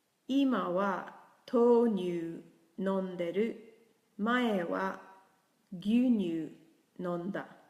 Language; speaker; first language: Japanese; non-native, learner; English